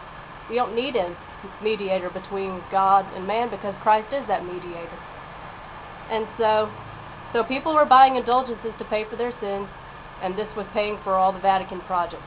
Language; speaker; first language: English; native; English